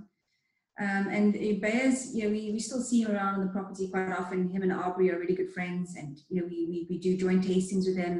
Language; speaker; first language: English; native; English